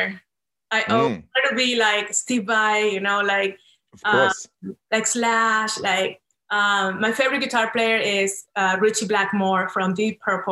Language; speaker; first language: English; non-native, fluent; Spanish